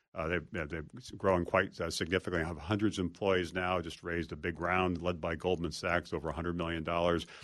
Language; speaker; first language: English; native; English